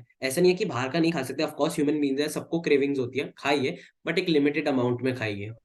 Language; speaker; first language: Hindi; native; Hindi